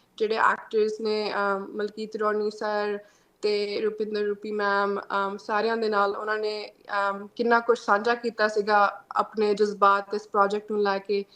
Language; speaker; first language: Punjabi; early bilingual, heritage; Punjabi